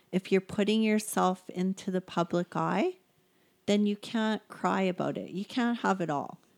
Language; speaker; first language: English; native; English